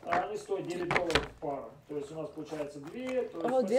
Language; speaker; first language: Russian; native; Russian